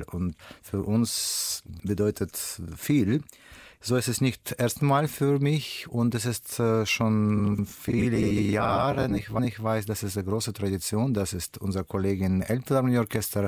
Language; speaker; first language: German; non-native, learner; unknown